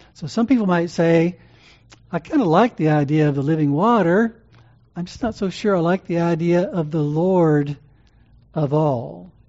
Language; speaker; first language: English; native; English